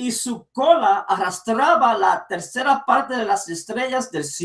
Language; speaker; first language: Spanish; early bilingual, heritage; English